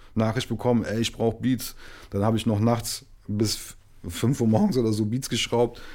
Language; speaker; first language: German; native; German